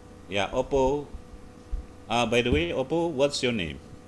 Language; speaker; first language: English; non-native, fluent; Indonesian